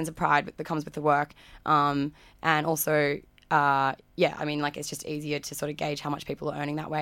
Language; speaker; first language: English; native; English